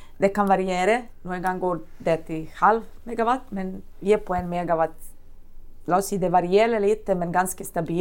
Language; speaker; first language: Norwegian; non-native, fluent; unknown